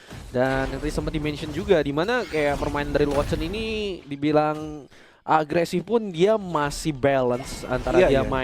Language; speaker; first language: Indonesian; native; Indonesian